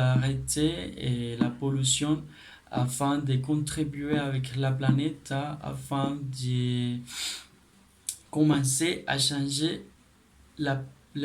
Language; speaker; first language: French; non-native, learner; Spanish